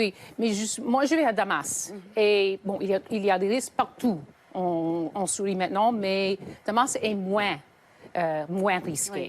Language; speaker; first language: French; native; French